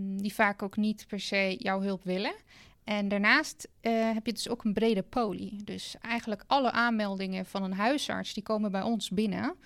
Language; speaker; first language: Dutch; non-native, fluent; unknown